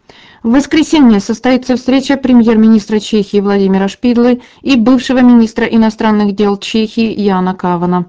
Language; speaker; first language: Russian; native; Russian